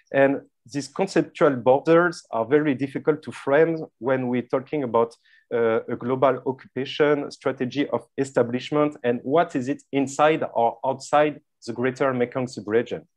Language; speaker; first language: English; non-native, fluent; French